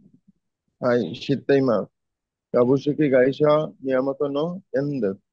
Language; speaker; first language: Japanese; non-native, learner; Bangla